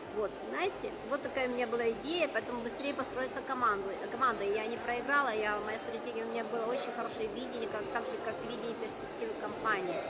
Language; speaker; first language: Russian; non-native, local second language; Ukrainian